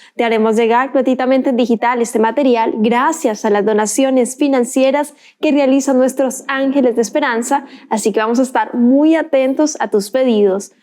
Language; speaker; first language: Spanish; native; Spanish